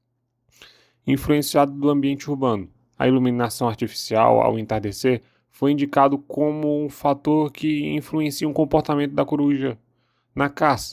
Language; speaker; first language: Portuguese; native; Portuguese